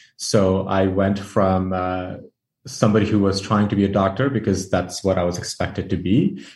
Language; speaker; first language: English; early bilingual, other home language; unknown